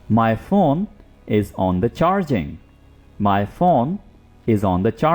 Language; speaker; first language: English; non-native, local second language; Urdu